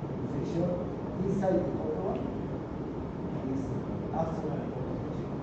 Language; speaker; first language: English; non-native, learner; Spanish